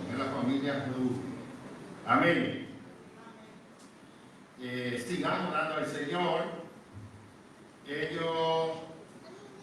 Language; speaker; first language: Spanish; native; Spanish